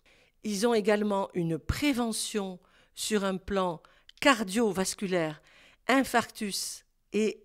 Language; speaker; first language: French; native; French